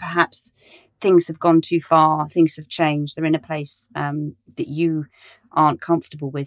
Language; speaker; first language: English; native; English